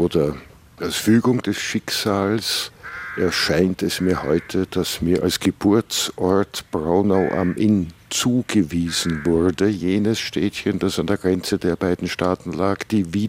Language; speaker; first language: German; native; German